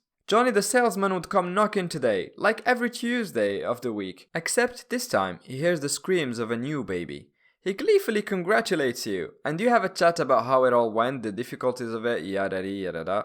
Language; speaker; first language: English; non-native, fluent; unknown